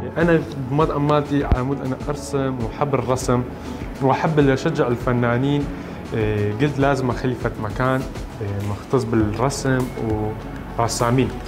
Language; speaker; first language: Arabic; non-native, local second language; Kurdish